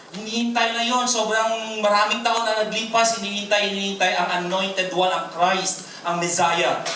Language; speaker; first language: Filipino; non-native, local second language; Hiligaynon